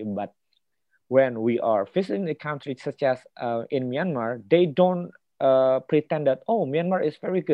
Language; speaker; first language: English; non-native, fluent; Indonesian